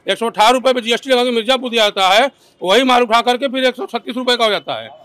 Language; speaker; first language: Hindi; native; Hindi